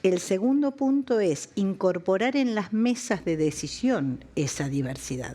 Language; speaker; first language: Spanish; native; Spanish